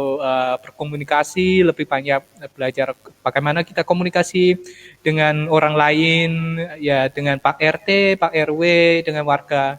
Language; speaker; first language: Indonesian; non-native, fluent; Armenian